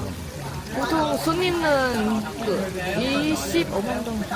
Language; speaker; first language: Korean; non-native, learner; Vietnamese